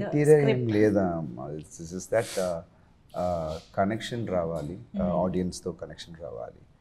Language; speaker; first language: Telugu; non-native, learner; Tamil